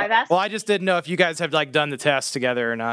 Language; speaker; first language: English; native; English